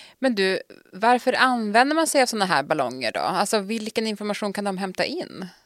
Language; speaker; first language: Swedish; native; Swedish